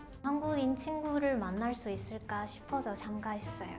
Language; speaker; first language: Korean; non-native, fluent; Chinese